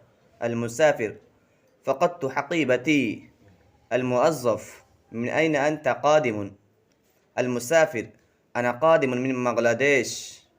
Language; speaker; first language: Arabic; non-native, learner; Bangla